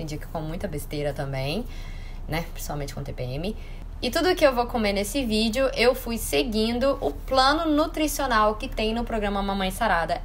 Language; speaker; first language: Portuguese; native; Portuguese